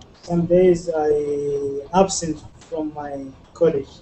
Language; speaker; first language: English; non-native, learner; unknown